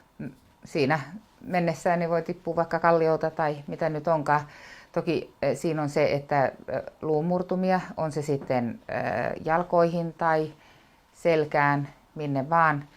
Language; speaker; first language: Finnish; native; Finnish